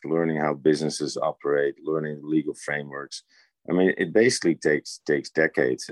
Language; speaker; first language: English; non-native, fluent; Dutch